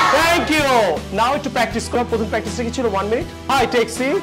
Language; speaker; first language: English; non-native, learner; Bangla